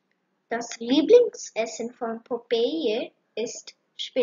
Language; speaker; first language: German; non-native, learner; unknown